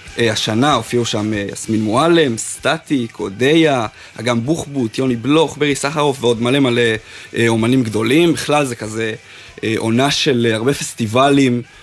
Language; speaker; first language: Hebrew; native; Hebrew